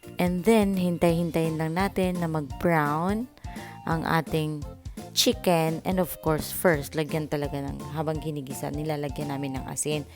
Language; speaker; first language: Filipino; non-native, local second language; Cebuano